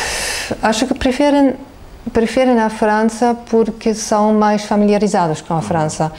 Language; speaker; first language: Portuguese; non-native, fluent; German